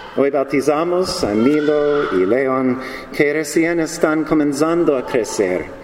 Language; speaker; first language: Spanish; non-native, learner; English